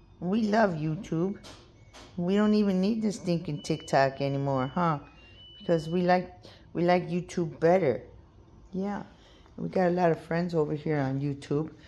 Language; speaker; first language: English; native; English